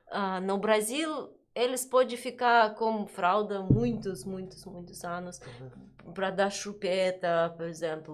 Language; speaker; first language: Portuguese; non-native, learner; Russian